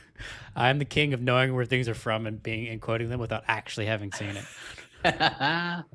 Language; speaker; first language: English; native; English